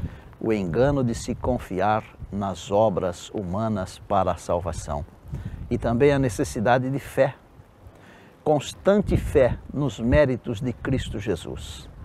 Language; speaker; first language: Portuguese; native; Portuguese